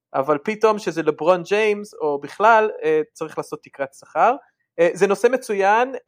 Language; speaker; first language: Hebrew; early bilingual, other home language; English